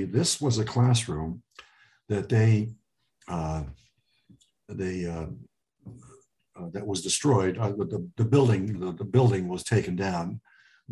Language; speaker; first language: English; early bilingual, other home language; Arabic